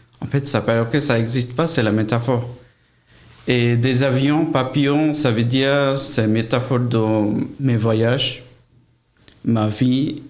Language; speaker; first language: French; non-native, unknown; Bangla